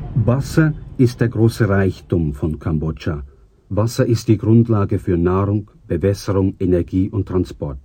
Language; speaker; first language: German; native; German